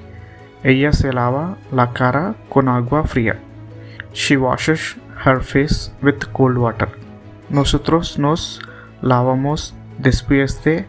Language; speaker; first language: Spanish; non-native, fluent; Telugu